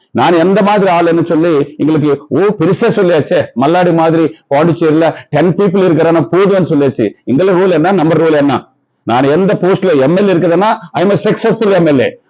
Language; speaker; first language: Tamil; non-native, local second language; Telugu